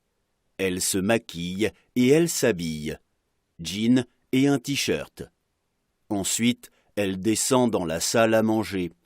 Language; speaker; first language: French; non-native, fluent; Arabic